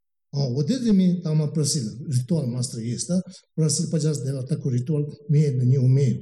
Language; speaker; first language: Russian; non-native, learner; Tibetan